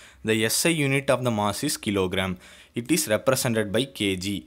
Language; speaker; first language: English; non-native, local second language; Tamil